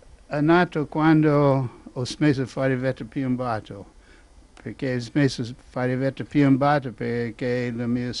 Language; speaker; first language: Italian; non-native, fluent; English